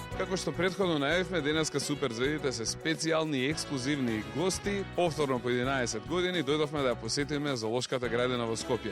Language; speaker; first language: Macedonian; native; Macedonian